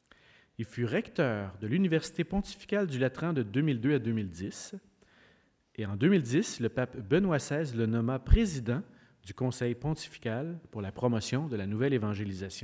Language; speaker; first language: French; native; French